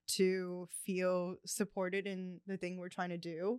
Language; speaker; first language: English; early bilingual, other home language; Chinese